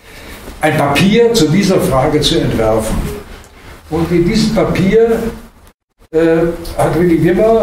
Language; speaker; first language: German; native; German